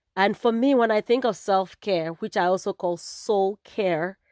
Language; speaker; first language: English; non-native, local second language; Akan